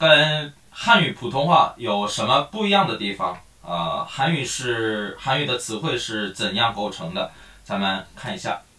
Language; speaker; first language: Chinese; non-native, fluent; Korean